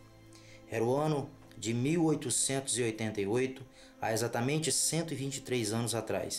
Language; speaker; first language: Portuguese; native; Portuguese